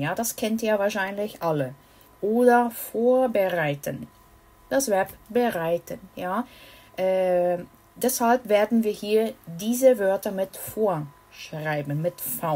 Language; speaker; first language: German; non-native, fluent; Portuguese